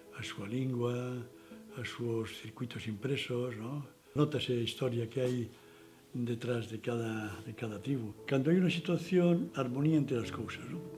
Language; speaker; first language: Galician; non-native, local second language; Spanish